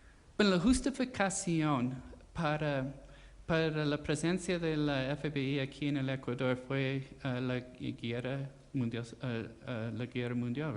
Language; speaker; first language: Spanish; non-native, fluent; English